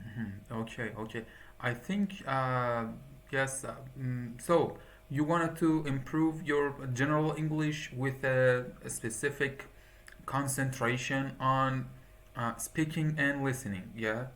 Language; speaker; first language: English; non-native, fluent; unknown